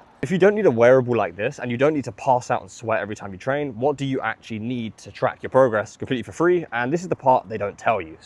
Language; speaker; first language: English; native; English